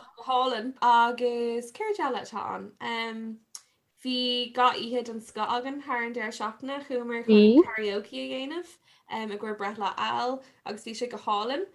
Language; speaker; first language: Irish; non-native, local second language; English